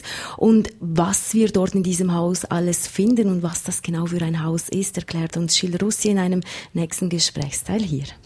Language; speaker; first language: German; native; German